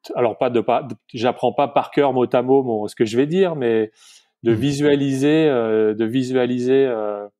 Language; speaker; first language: French; native; French